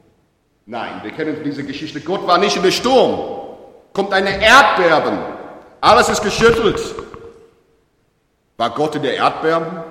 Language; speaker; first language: German; non-native, learner; English